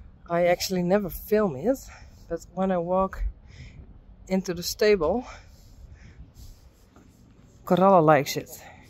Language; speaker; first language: English; non-native, learner; Dutch